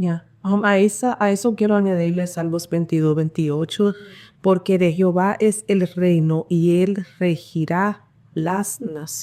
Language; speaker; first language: Spanish; early bilingual, heritage; Spanish